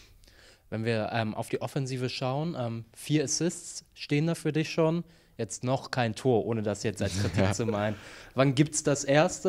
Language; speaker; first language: German; native; German